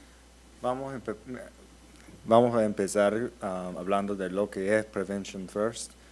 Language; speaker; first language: Spanish; early bilingual, heritage; Spanish